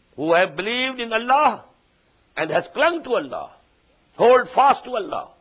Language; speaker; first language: English; non-native, local second language; Urdu